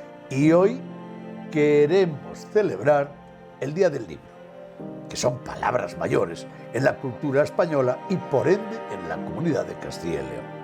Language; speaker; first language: Spanish; native; Spanish